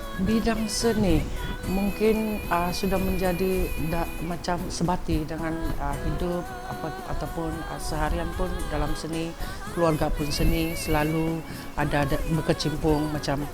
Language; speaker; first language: Malay; non-native, local second language; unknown